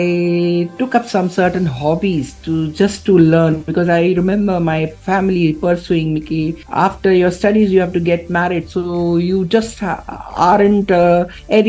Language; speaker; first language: English; non-native, local second language; Gujarati